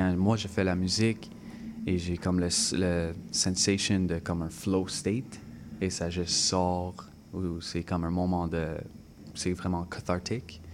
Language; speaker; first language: French; non-native, local second language; English